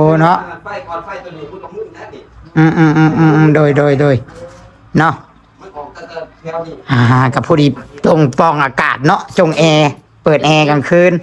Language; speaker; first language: Thai; non-native, local second language; Lao